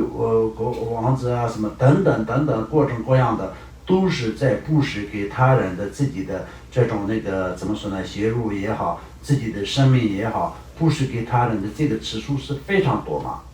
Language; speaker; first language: Chinese; non-native, local second language; Tibetan